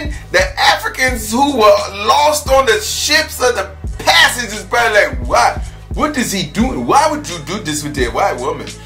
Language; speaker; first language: English; native; English